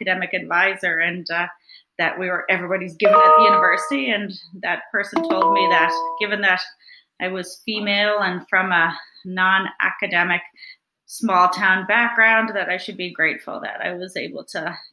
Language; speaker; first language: English; native; English